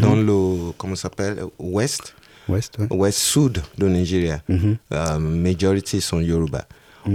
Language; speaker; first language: French; non-native, learner; Yoruba